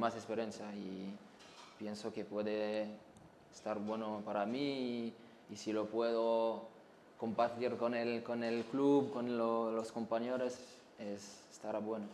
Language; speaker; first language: Spanish; non-native, fluent; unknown